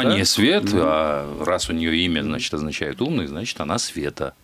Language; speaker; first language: Russian; native; Russian